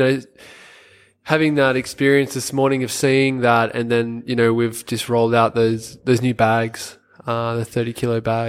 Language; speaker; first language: English; native; English